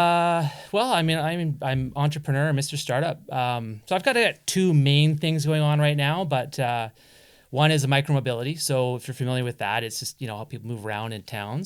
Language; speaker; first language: English; native; English